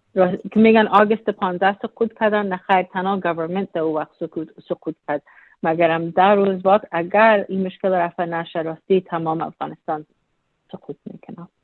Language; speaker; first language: Persian; early bilingual, heritage; Persian